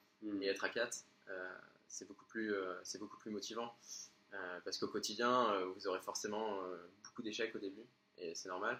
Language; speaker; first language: French; native; French